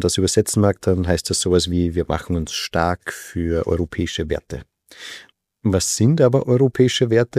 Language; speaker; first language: German; native; German